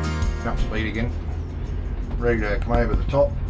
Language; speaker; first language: English; native; English